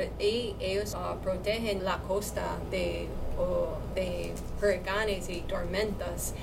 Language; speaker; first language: Spanish; non-native, learner; English